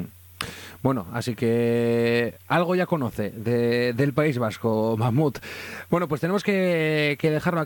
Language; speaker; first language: Spanish; native; Spanish